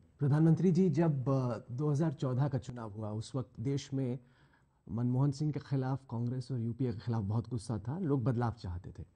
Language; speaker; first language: Hindi; native; Hindi